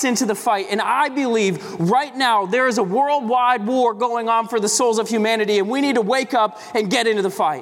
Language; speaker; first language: English; native; English